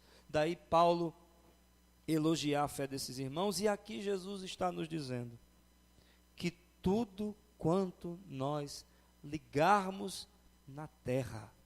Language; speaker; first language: Portuguese; native; Portuguese